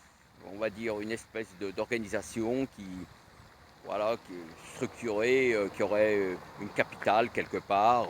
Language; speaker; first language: French; native; French